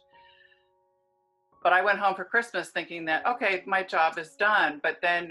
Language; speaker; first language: English; native; English